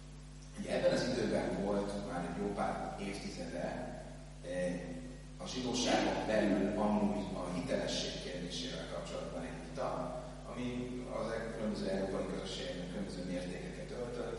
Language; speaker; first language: Hungarian; native; Hungarian